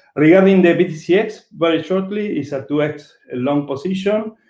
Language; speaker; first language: English; non-native, fluent; Spanish